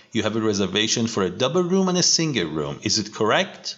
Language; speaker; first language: English; non-native, fluent; Persian